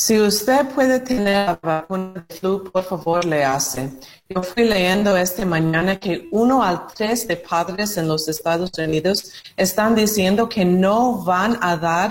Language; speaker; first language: Spanish; non-native, learner; English